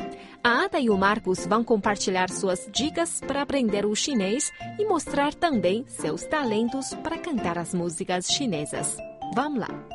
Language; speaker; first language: Portuguese; non-native, fluent; Chinese